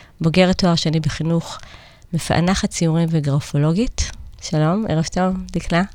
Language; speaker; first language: Hebrew; native; Hebrew